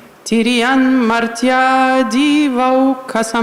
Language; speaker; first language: Russian; native; Russian